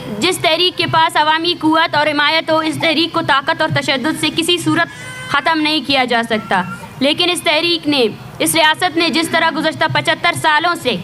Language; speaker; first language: Urdu; non-native, local second language; Baluchi